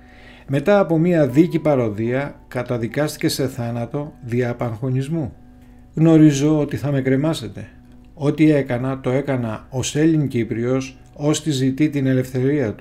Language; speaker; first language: Greek; native; Greek